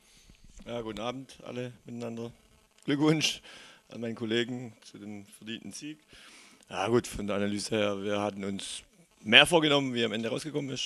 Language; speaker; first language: German; native; German